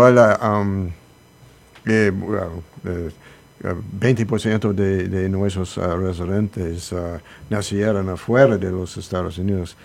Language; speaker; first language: Spanish; non-native, learner; English